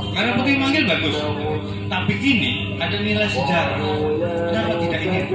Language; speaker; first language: Indonesian; native; Indonesian